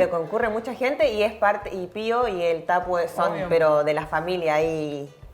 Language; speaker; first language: Spanish; native; Spanish